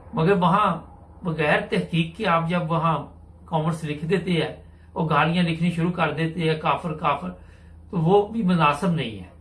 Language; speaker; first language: Urdu; non-native, local second language; Punjabi